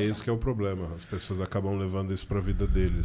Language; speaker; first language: Portuguese; native; Portuguese